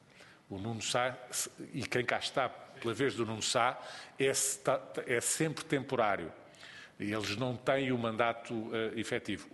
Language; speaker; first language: Portuguese; native; Portuguese